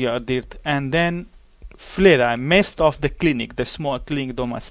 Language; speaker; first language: Swedish; non-native, learner; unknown